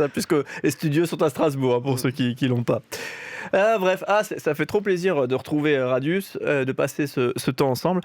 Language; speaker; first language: French; native; French